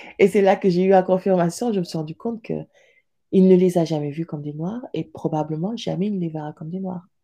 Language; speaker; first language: French; non-native, local second language; Wolof